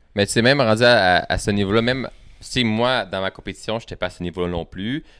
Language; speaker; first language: French; native; French